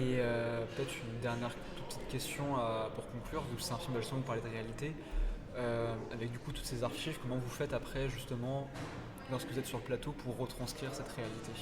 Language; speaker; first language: French; native; French